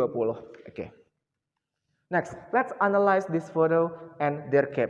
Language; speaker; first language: English; non-native, fluent; Indonesian